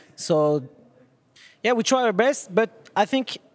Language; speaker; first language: English; non-native, fluent; French